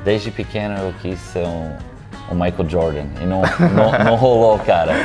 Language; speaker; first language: Portuguese; non-native, local second language; English